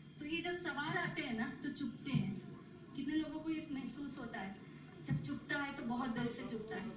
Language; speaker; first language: Hindi; non-native, local second language; Gujarati